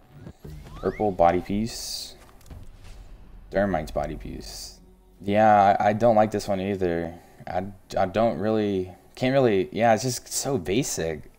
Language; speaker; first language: English; native; English